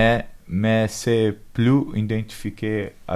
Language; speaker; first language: French; non-native, learner; Portuguese